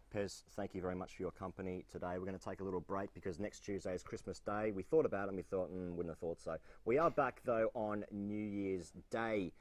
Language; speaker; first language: English; native; English